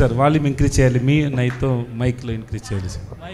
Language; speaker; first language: Telugu; non-native, learner; Tamil